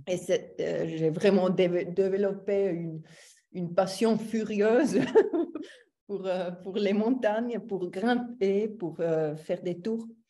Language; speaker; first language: French; non-native, local second language; German